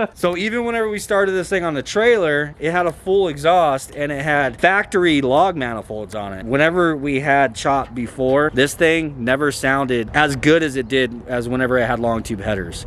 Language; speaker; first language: English; native; English